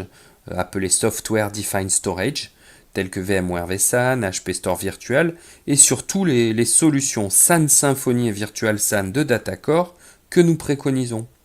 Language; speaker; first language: French; native; French